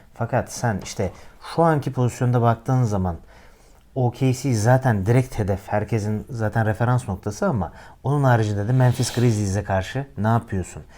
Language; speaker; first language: Turkish; native; Turkish